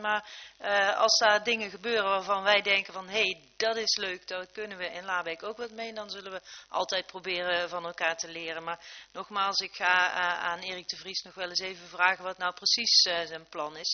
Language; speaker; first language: Dutch; native; Dutch